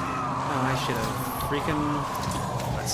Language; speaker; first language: English; native; English